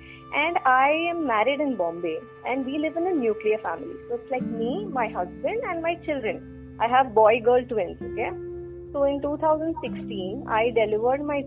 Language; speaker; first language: English; non-native, local second language; Hindi